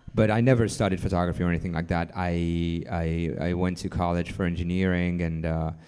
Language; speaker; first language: English; non-native, fluent; French